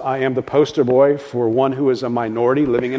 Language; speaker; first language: English; native; English